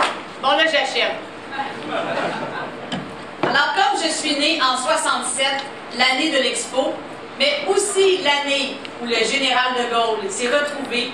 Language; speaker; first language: French; native; French